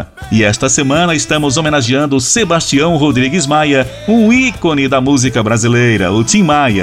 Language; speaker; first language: Portuguese; native; Portuguese